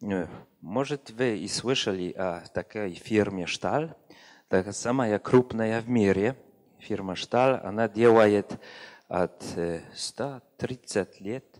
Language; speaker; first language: Russian; non-native, learner; Polish